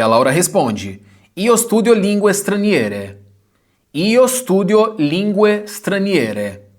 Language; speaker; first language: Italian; non-native, fluent; Portuguese